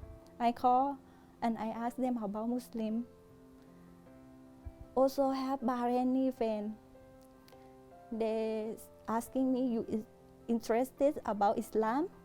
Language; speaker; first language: English; non-native, learner; Thai